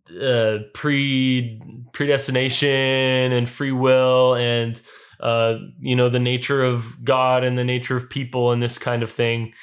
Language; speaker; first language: English; native; English